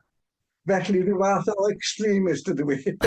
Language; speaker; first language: Welsh; non-native, fluent; English